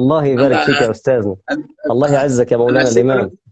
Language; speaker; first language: Arabic; native; Arabic